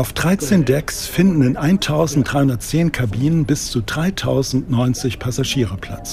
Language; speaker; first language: German; native; German